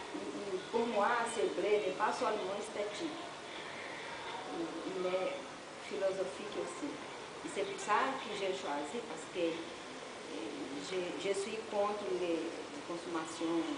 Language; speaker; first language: French; non-native, learner; Portuguese